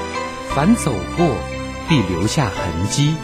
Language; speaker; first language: Chinese; native; Chinese